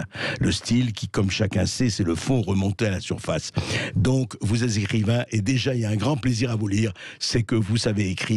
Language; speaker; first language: French; native; French